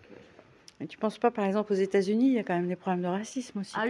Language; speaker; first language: French; native; French